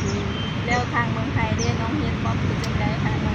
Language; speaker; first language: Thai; non-native, local second language; Northeastern Thai